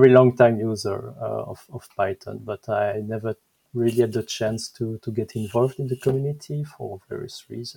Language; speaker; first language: English; non-native, fluent; French